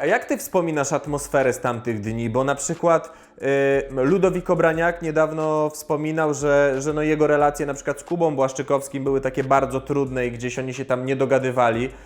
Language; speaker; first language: Polish; native; Polish